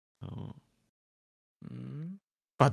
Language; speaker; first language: Swedish; native; Swedish